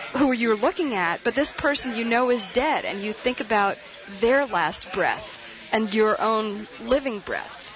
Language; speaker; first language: English; native; English